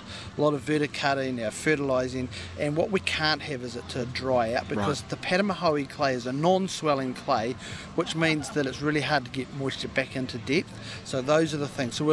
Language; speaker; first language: English; native; English